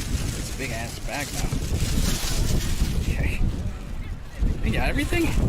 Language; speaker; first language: English; native; English